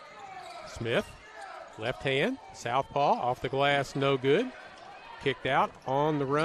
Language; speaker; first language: English; native; English